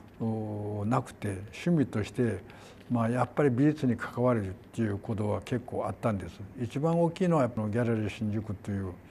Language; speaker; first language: Japanese; non-native, fluent; Korean